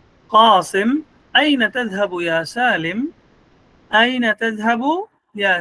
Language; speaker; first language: Arabic; non-native, fluent; Bangla